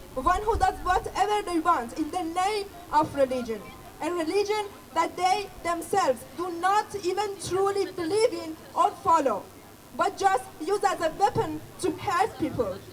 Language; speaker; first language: English; non-native, fluent; Persian